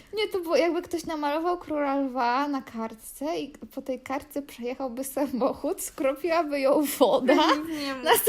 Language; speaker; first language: Polish; native; Polish